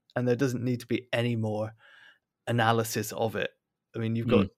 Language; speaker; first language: English; native; English